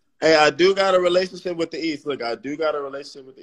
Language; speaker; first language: English; native; English